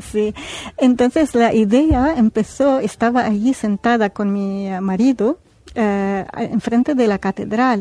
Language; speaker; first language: Spanish; non-native, fluent; Arabic